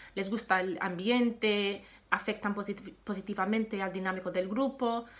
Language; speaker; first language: Spanish; non-native, fluent; English